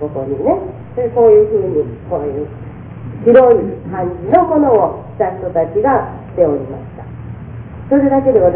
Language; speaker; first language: Japanese; native; Japanese